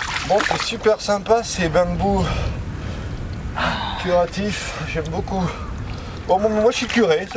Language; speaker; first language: French; native; French